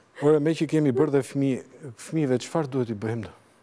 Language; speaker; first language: Albanian; native; Albanian